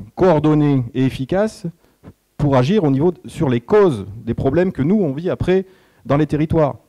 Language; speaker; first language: French; native; French